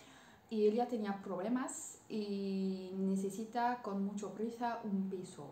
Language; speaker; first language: Spanish; non-native, learner; French